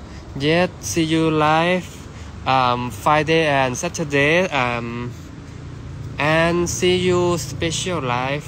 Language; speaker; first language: English; non-native, learner; Thai